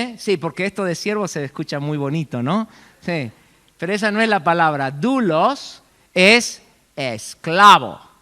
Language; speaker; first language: Spanish; native; Spanish